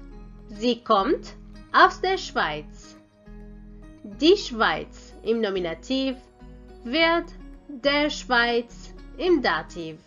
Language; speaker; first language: German; non-native, fluent; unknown